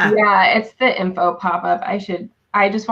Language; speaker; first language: English; native; English